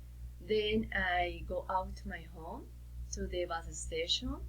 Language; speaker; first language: English; non-native, learner; Spanish